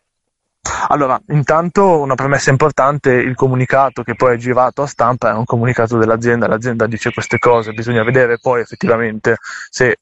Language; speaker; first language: Italian; native; Italian